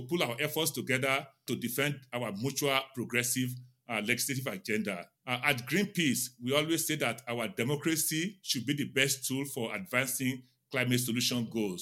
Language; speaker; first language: English; non-native, local second language; Yoruba